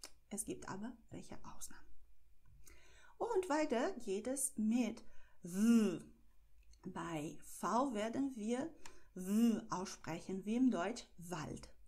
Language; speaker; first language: German; non-native, fluent; Portuguese